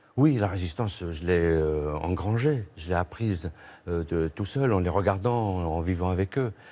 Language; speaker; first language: French; non-native, local second language; Kabyle